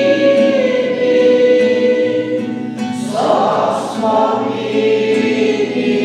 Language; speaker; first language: Slovenian; native; Slovenian